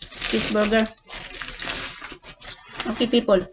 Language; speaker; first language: English; non-native, learner; Cebuano